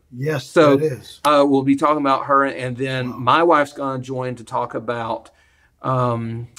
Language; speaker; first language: English; native; English